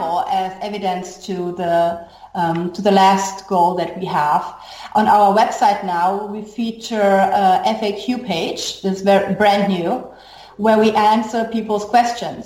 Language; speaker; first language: English; non-native, fluent; German